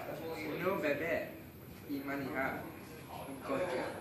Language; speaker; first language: Spanish; non-native, learner; English